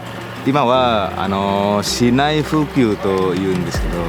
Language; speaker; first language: Japanese; non-native, learner; Indonesian